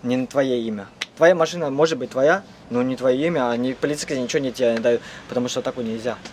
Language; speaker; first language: Russian; non-native, learner; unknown